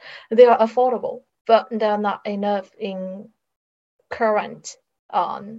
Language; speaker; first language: English; non-native, fluent; Chinese